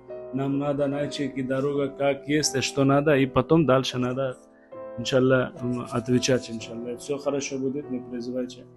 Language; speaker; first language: Russian; non-native, learner; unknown